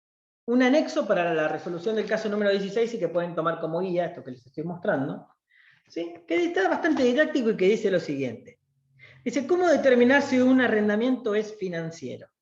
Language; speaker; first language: Spanish; native; Spanish